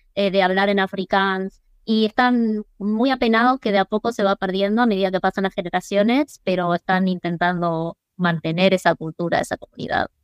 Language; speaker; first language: Spanish; early bilingual, other home language; English